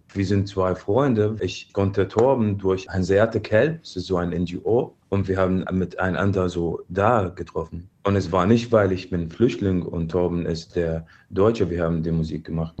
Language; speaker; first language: German; non-native, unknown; Arabic